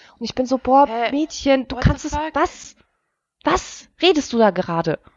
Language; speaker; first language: German; early bilingual, other home language; Russian